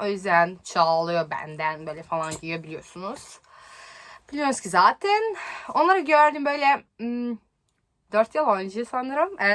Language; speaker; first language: Turkish; non-native, learner; Serbian